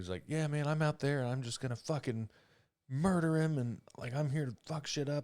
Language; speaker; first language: English; native; English